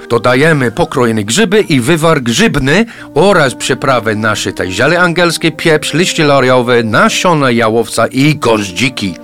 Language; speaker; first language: Polish; non-native, fluent; English